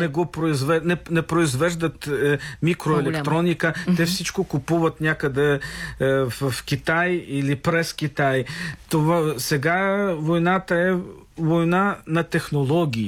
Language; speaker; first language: Bulgarian; non-native, fluent; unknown